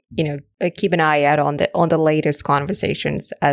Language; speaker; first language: English; native; English